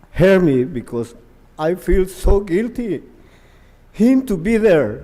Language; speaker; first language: English; non-native, learner; Spanish